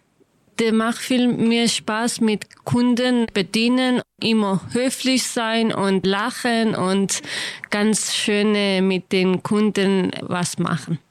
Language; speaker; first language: German; non-native, learner; Kurdish